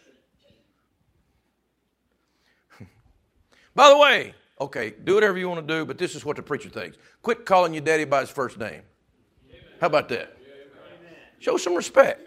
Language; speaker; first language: English; native; English